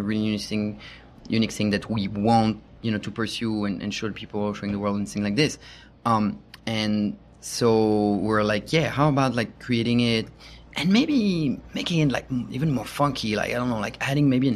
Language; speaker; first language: English; non-native, fluent; French